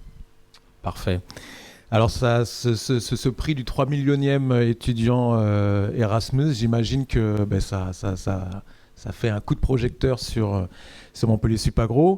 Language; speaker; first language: French; native; French